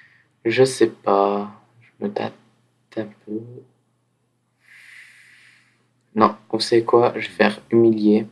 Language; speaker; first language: French; native; French